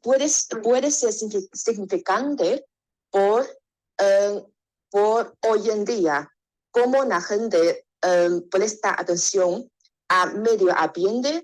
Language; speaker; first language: Spanish; non-native, learner; Chinese